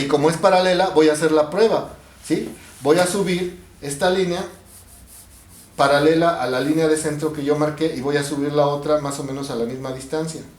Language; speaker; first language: Spanish; native; Spanish